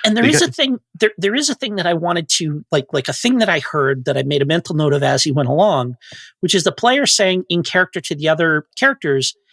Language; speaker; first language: English; native; English